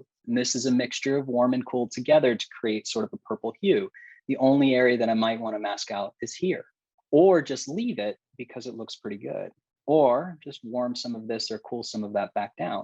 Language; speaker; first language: English; native; English